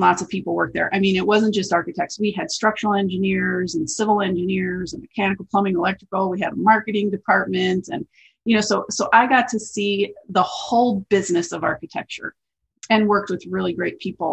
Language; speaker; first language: English; native; English